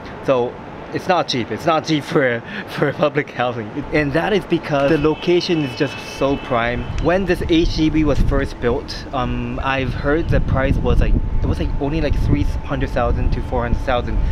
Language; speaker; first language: English; non-native, fluent; Japanese